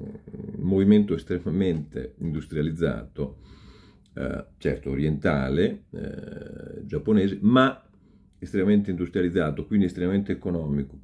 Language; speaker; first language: Italian; native; Italian